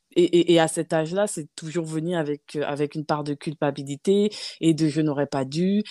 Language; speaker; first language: French; native; French